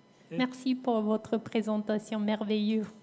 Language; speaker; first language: French; non-native, fluent; Japanese